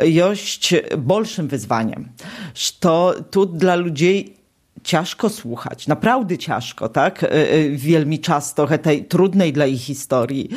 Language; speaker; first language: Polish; non-native, local second language; Belarusian